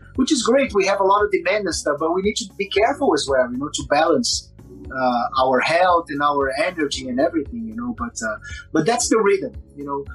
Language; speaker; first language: English; non-native, fluent; Portuguese